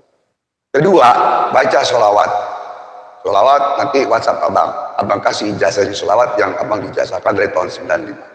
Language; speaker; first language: Indonesian; native; Indonesian